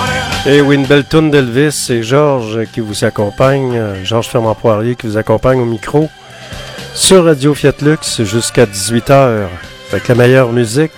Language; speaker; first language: French; native; French